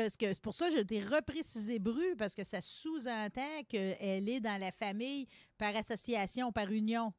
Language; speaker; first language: French; native; French